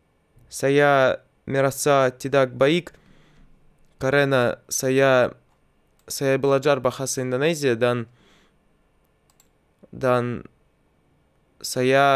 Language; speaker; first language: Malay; non-native, learner; Russian